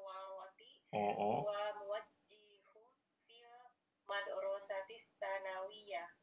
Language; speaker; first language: Arabic; non-native, learner; Indonesian